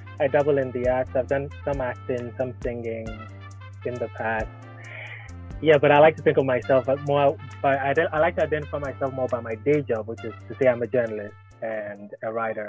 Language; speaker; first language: English; non-native, local second language; Ga